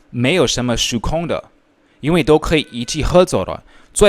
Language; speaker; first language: Chinese; non-native, fluent; English